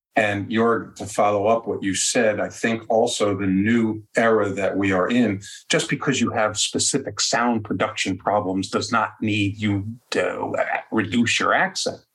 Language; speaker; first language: English; native; English